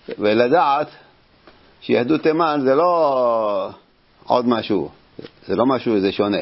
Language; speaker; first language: Hebrew; native; Hebrew